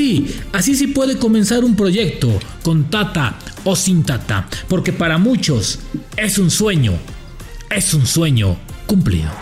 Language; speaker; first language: Spanish; native; Spanish